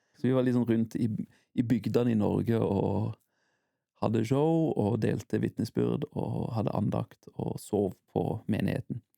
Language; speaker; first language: Norwegian; early bilingual, heritage; Norwegian